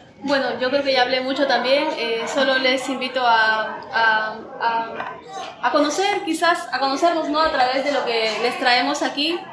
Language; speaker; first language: Spanish; native; Spanish